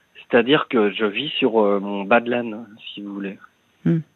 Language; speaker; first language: French; native; French